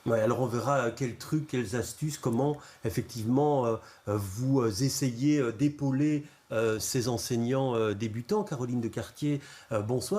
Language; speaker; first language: French; native; French